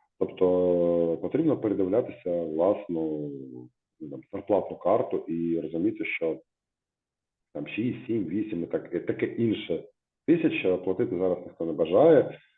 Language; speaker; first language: Ukrainian; native; Ukrainian